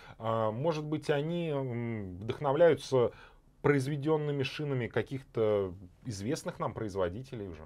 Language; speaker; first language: Russian; native; Russian